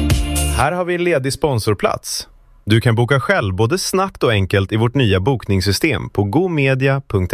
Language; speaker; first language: Swedish; native; Swedish